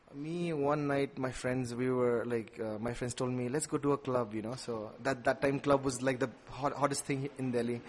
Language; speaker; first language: English; non-native, local second language; Nepali